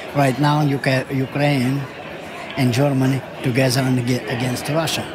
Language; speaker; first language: English; non-native, learner; Ukrainian